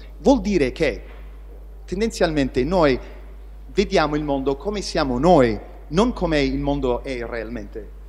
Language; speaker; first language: Italian; non-native, fluent; English